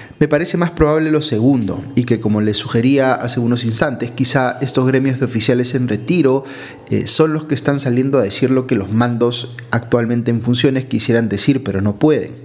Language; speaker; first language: Spanish; native; Spanish